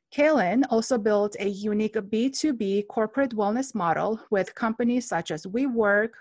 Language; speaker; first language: English; non-native, fluent; Armenian